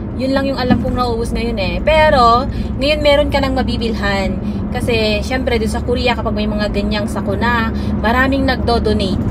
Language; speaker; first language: Filipino; native; Filipino